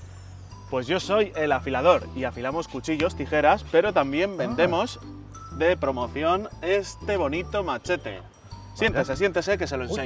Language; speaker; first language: Spanish; native; Spanish